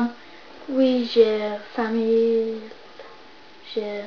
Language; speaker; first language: French; non-native, learner; English